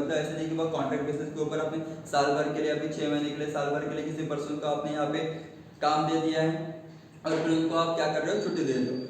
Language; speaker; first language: Hindi; non-native, local second language; Marathi